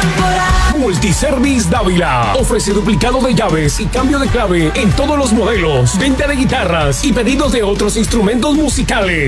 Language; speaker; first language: Spanish; native; Spanish